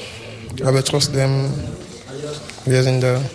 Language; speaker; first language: German; non-native, learner; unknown